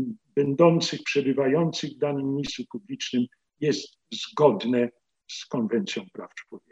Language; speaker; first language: Polish; native; Polish